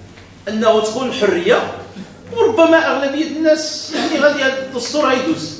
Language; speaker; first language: Arabic; native; Arabic